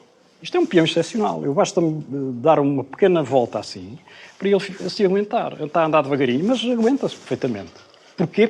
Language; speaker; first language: Portuguese; native; Portuguese